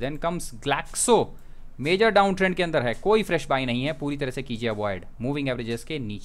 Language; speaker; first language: Hindi; native; Hindi